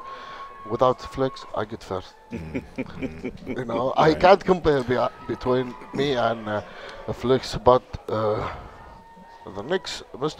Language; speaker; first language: English; non-native, learner; Arabic